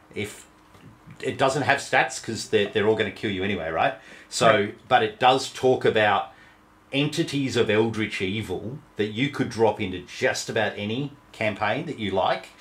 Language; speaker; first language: English; native; English